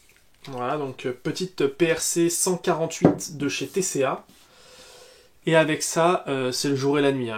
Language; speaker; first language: French; native; French